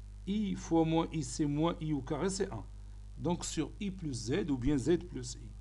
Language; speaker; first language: French; non-native, local second language; Arabic